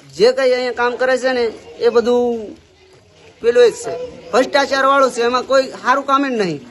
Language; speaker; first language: Gujarati; non-native, local second language; Rathawi